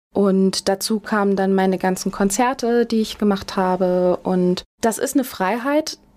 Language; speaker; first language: German; native; German